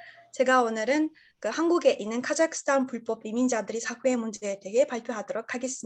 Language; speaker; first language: Korean; non-native, learner; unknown